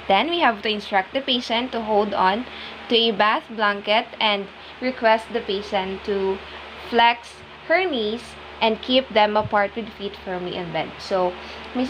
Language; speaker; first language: English; non-native, local second language; Filipino